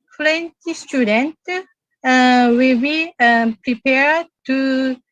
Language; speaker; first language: English; non-native, learner; Japanese